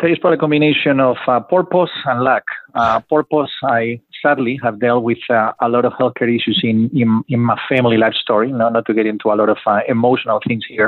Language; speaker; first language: English; non-native, fluent; Spanish